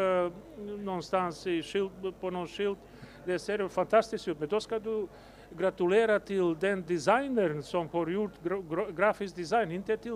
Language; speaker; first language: Swedish; non-native, fluent; Macedonian